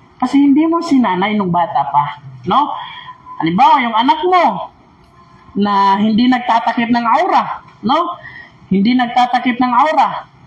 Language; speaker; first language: Filipino; non-native, local second language; Maranao